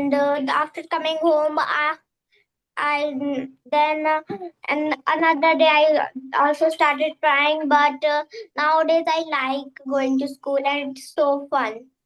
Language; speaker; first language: English; non-native, fluent; Hindi